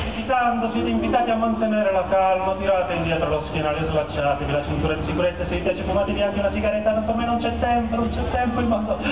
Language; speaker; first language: Italian; native; Italian